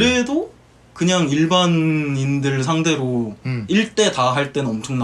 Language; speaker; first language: Korean; native; Korean